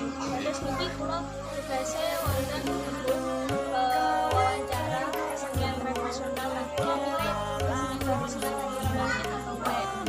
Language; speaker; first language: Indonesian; non-native, local second language; Javanese